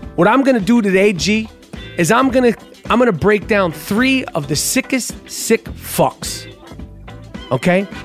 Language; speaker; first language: English; native; English